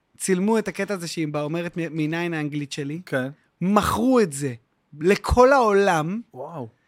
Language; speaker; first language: Hebrew; native; Hebrew